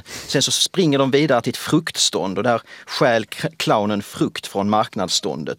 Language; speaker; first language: Swedish; native; Swedish